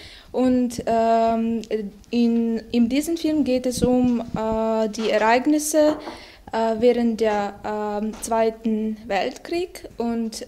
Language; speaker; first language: German; non-native, learner; Ukrainian